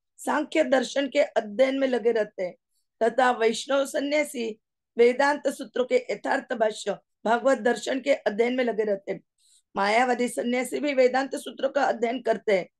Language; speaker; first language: Hindi; non-native, local second language; Marathi